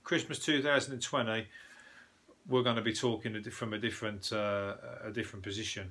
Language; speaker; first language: English; native; English